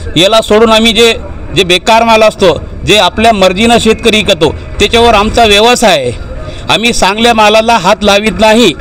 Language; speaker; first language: Marathi; non-native, local second language; Urdu